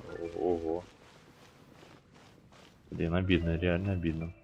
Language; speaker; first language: Russian; native; Russian